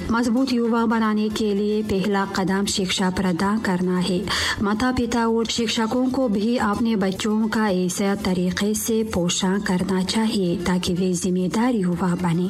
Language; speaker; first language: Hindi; non-native, fluent; Tajik